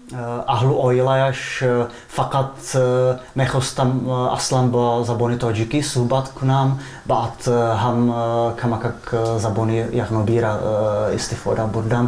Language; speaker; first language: Persian; non-native, fluent; Czech